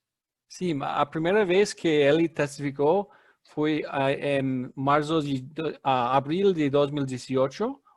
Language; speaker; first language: Portuguese; non-native, learner; English